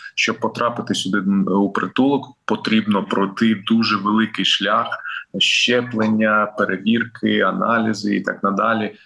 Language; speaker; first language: Ukrainian; non-native, local second language; Russian